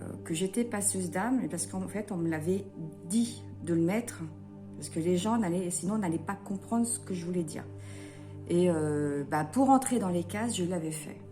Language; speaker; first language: French; native; French